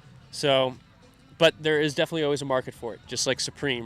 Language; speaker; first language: English; native; English